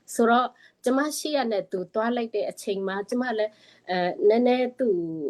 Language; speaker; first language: Burmese; non-native, local second language; Tedim Chin